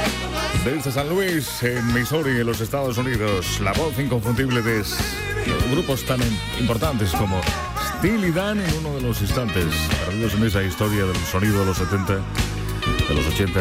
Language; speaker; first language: Spanish; native; Spanish